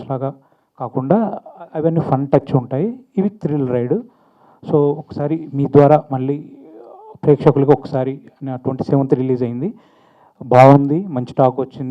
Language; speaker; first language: Telugu; native; Telugu